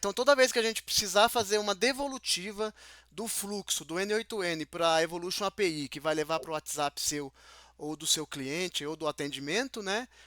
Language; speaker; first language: Portuguese; native; Portuguese